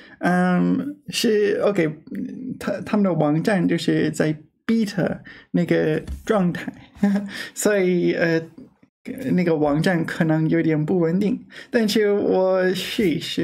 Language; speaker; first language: Chinese; non-native, learner; English